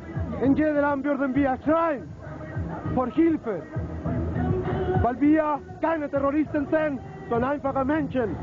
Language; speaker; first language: German; non-native, learner; Spanish